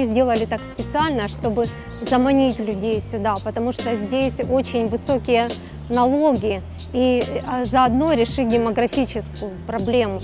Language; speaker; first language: Russian; native; Russian